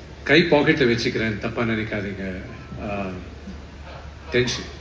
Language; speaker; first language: Tamil; non-native, local second language; Telugu